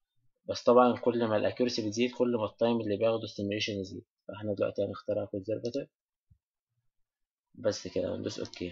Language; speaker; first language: Arabic; native; Arabic